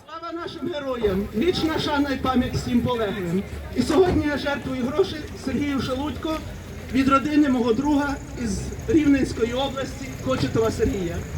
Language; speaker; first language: Ukrainian; native; Ukrainian